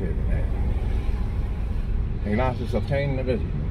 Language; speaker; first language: Dutch; native; Dutch